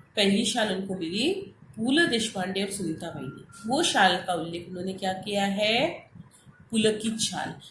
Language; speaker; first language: Hindi; non-native, local second language; Marathi